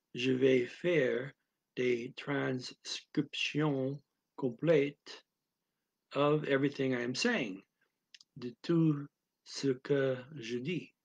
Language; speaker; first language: French; non-native, learner; English